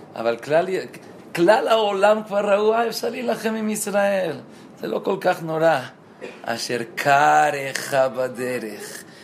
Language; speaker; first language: Hebrew; non-native, fluent; Spanish